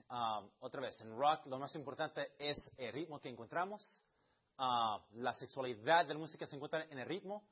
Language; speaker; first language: Spanish; early bilingual, heritage; Spanish